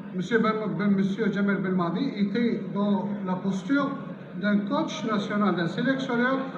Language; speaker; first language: French; non-native, local second language; Arabic